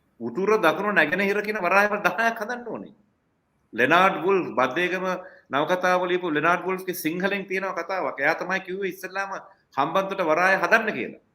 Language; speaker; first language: Sinhala; non-native, local second language; Tamil